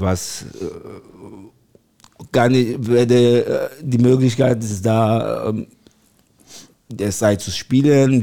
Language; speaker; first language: German; non-native, learner; French